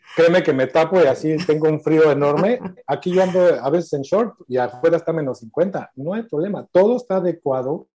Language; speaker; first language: Spanish; native; Spanish